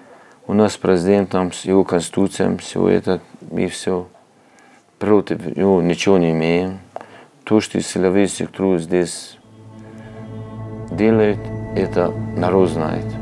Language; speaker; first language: Russian; non-native, local second language; Tajik